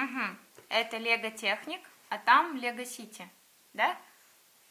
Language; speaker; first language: Russian; native; Russian